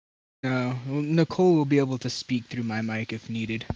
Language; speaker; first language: English; native; English